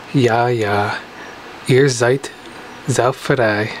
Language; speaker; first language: German; non-native, learner; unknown